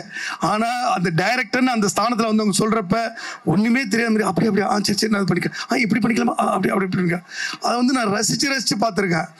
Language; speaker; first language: Tamil; native; Tamil